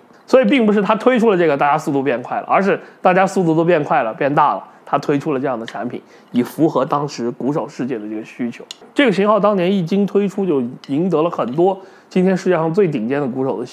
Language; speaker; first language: Chinese; native; Chinese